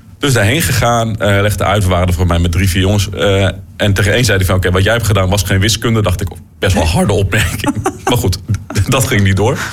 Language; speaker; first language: Dutch; native; Dutch